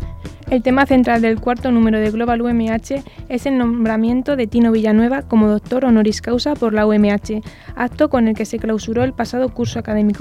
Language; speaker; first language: Spanish; native; Spanish